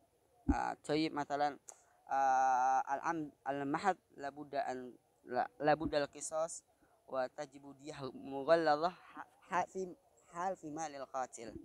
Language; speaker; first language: Arabic; non-native, fluent; Indonesian